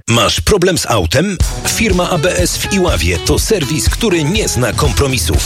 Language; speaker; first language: Polish; native; Polish